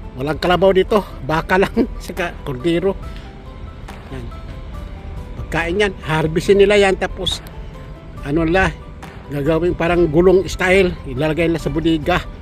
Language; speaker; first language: Filipino; non-native, local second language; Cebuano